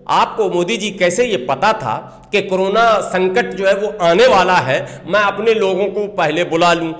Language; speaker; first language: Hindi; native; Hindi